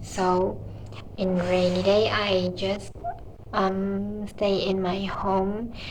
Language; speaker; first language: English; non-native, learner; Indonesian